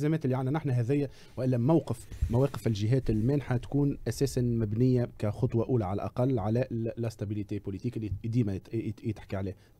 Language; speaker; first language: Arabic; native; Arabic